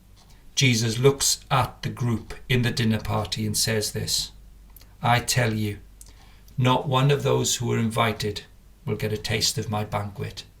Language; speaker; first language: English; native; English